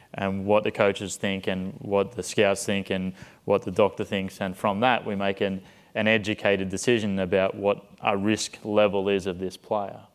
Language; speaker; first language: English; native; English